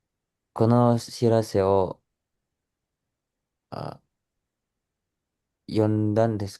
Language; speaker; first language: Japanese; non-native, learner; Indonesian